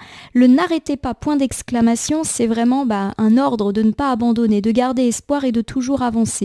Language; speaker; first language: French; native; French